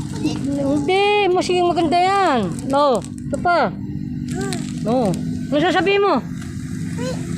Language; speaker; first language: Filipino; native; Filipino